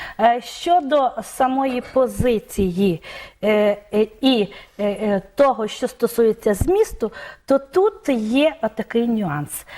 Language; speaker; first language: Ukrainian; native; Ukrainian